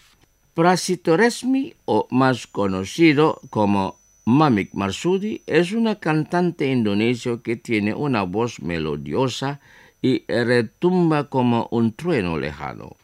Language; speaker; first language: Spanish; non-native, fluent; Indonesian